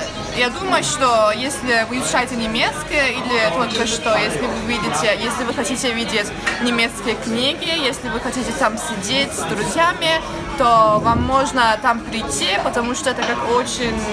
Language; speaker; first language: Russian; non-native, learner; Turkish